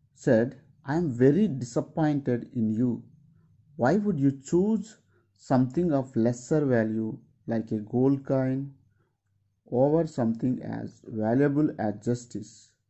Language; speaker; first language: English; non-native, local second language; Telugu